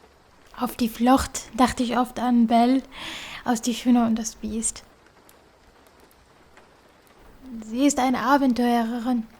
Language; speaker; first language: German; non-native, fluent; Kurdish